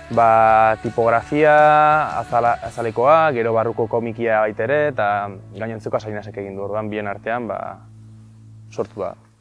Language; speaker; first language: Basque; native; Basque